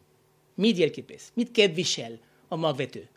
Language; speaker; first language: Hungarian; non-native, learner; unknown